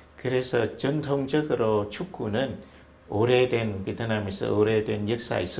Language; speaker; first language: Korean; non-native, fluent; Vietnamese